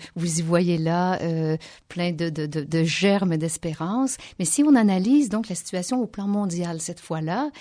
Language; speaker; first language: French; native; French